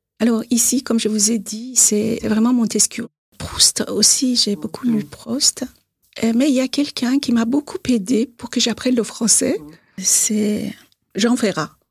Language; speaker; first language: French; non-native, fluent; Persian